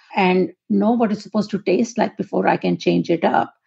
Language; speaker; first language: English; non-native, local second language; Urdu